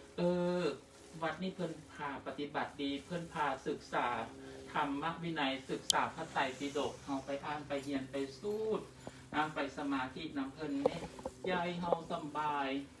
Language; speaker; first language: Thai; native; Thai